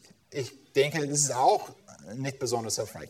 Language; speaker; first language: German; non-native, fluent; English